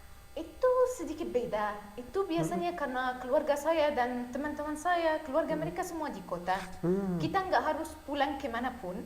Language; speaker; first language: Indonesian; non-native, learner; Arabic